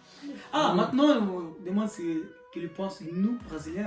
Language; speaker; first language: French; non-native, learner; Portuguese